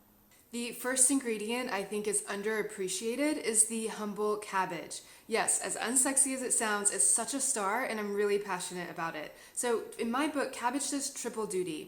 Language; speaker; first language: English; native; English